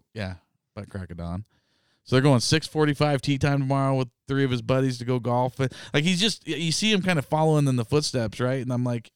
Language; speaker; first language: English; native; English